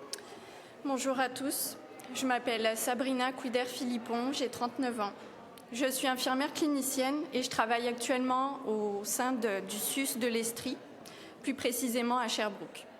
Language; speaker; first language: French; native; French